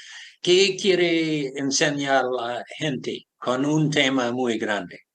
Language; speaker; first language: Spanish; non-native, learner; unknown